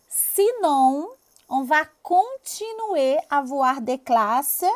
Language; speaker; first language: French; non-native, fluent; Portuguese